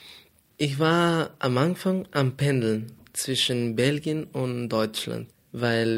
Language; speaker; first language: German; non-native, fluent; Spanish